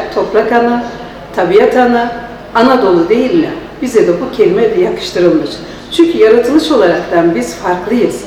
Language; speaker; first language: Turkish; native; Turkish